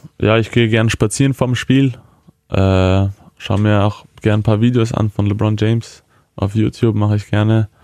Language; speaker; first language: German; early bilingual, other home language; Croatian